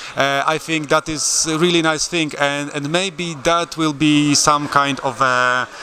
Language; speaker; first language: English; non-native, fluent; Polish